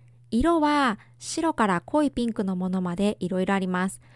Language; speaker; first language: Japanese; native; Japanese